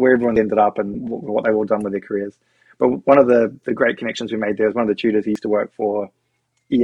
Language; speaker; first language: English; native; English